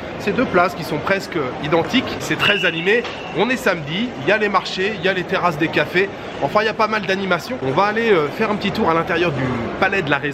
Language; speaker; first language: French; native; French